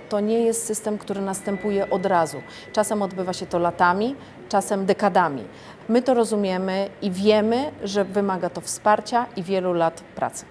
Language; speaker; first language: Polish; native; Polish